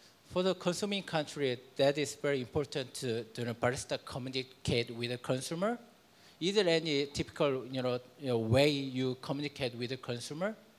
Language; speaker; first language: English; non-native, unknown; Korean